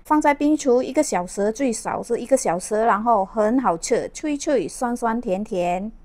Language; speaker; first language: Chinese; non-native, learner; Indonesian